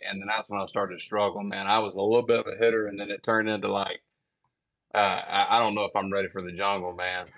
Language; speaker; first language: English; native; English